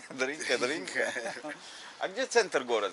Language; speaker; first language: Russian; non-native, learner; English